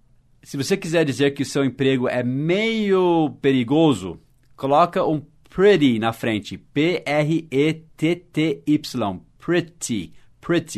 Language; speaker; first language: Portuguese; non-native, fluent; English